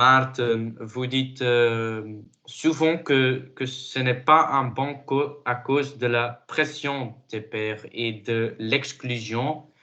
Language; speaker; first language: French; non-native, learner; Dutch